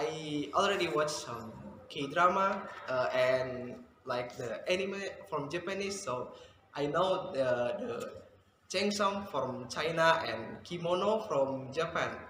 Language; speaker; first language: English; non-native, fluent; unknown